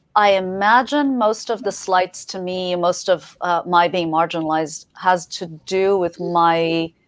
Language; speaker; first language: English; early bilingual, other home language; Persian